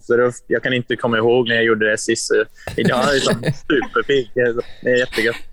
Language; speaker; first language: Swedish; non-native, learner; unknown